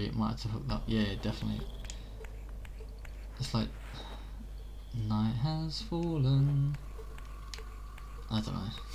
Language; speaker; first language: English; native; English